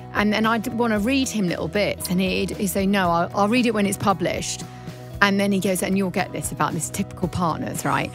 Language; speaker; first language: English; native; English